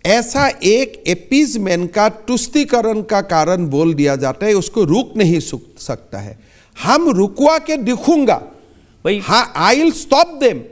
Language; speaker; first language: Hindi; non-native, local second language; Assamese